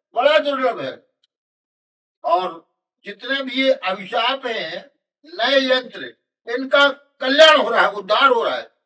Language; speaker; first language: Hindi; native; Hindi